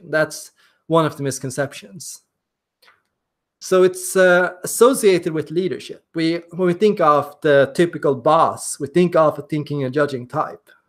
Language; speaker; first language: English; non-native, fluent; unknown